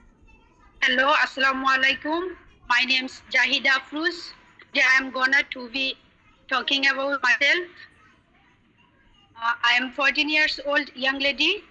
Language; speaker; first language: English; non-native, learner; Bangla